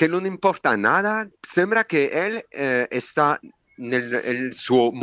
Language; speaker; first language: Spanish; non-native, fluent; French